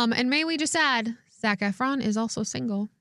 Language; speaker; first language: English; native; English